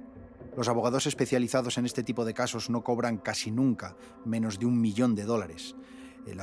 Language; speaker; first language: Spanish; native; Spanish